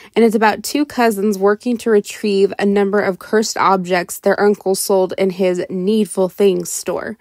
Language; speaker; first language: English; native; English